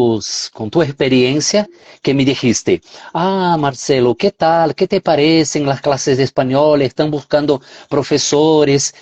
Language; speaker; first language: Spanish; non-native, fluent; Portuguese